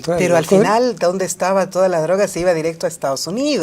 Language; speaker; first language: Spanish; native; Spanish